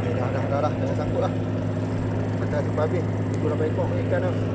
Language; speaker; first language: Malay; native; Malay